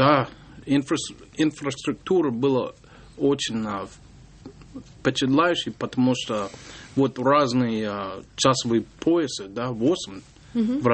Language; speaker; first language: Russian; non-native, learner; English